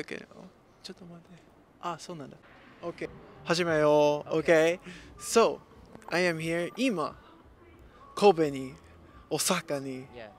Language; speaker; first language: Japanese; non-native, learner; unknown